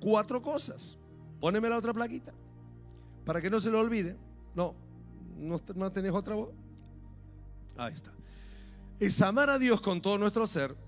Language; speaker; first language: Spanish; native; Spanish